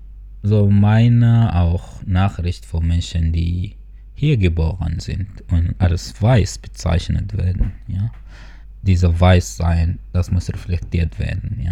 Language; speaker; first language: German; non-native, fluent; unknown